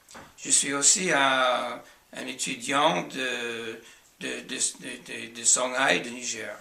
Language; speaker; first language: French; non-native, fluent; English